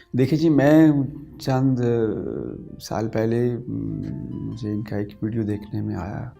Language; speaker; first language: Urdu; non-native, local second language; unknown